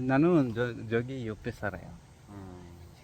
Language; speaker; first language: Korean; non-native, learner; Bangla